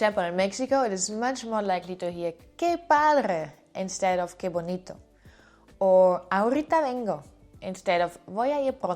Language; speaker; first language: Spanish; non-native, fluent; English